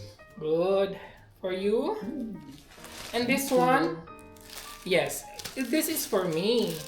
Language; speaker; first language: English; non-native, local second language; Filipino